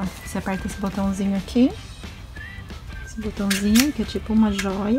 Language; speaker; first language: Portuguese; native; Portuguese